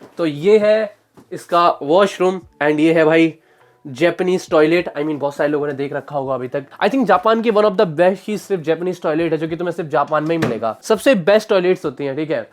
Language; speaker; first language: Hindi; native; Hindi